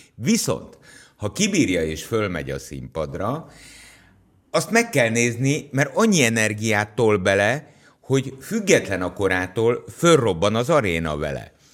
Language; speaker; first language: Hungarian; native; Hungarian